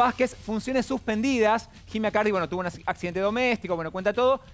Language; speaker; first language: Spanish; native; Spanish